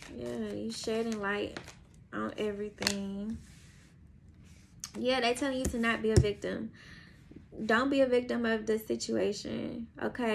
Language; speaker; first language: English; native; English